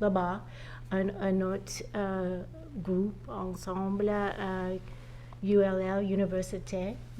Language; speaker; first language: French; non-native, learner; English